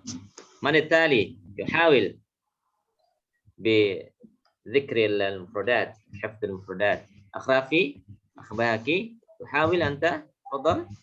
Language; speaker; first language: Arabic; non-native, fluent; Indonesian